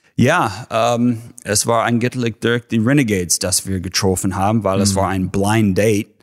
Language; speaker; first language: German; non-native, fluent; English